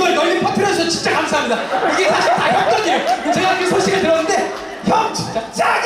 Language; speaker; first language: Korean; native; Korean